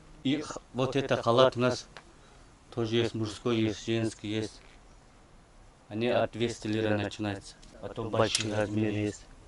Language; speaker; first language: Russian; non-native, learner; Turkish